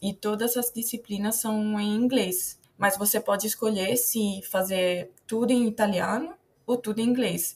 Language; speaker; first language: Portuguese; non-native, fluent; Italian